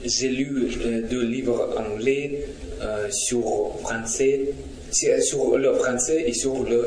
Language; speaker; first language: French; non-native, learner; Russian